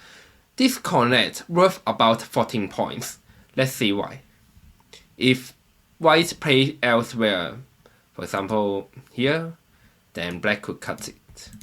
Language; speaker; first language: English; non-native, fluent; Chinese